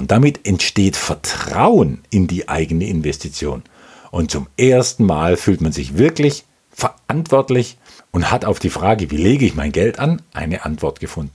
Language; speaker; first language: German; native; German